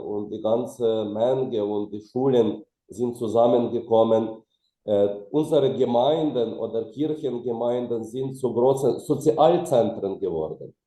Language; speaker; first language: German; non-native, fluent; Ukrainian